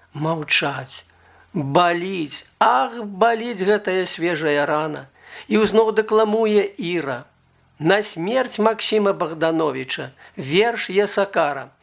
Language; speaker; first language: Belarusian; native; Belarusian